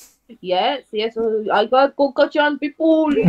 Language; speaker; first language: English; non-native, learner; Polish